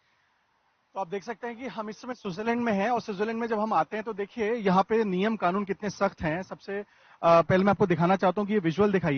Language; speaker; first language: Hindi; native; Hindi